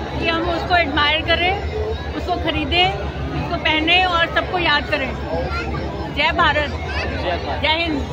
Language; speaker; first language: Hindi; non-native, local second language; Punjabi